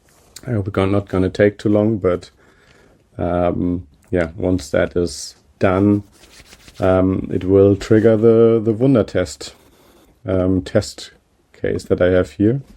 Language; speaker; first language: English; non-native, fluent; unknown